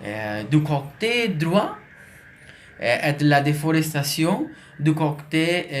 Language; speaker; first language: French; non-native, learner; Spanish